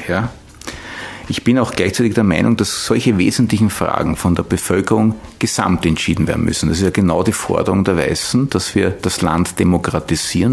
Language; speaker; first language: German; native; German